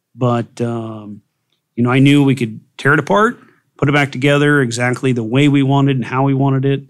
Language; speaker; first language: English; native; English